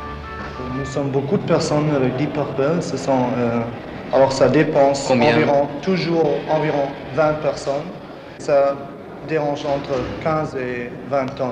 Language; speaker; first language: French; non-native, learner; English